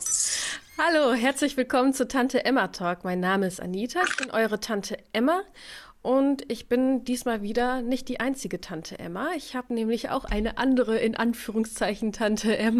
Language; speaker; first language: German; native; German